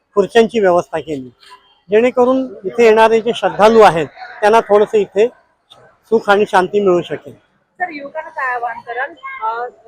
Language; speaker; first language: Marathi; non-native, local second language; Gujarati